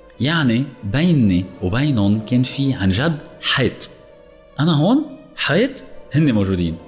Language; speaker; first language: Arabic; native; Arabic